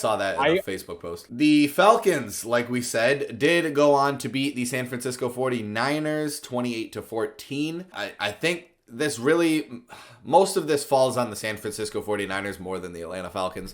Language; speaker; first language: English; native; English